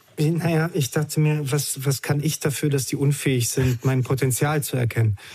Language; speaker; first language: German; early bilingual, other home language; Romanian